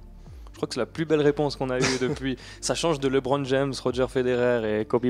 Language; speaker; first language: French; native; French